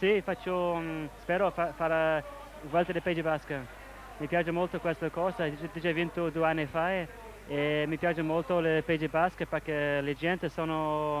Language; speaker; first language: Italian; non-native, learner; English